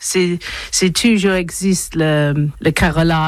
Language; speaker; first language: French; non-native, learner; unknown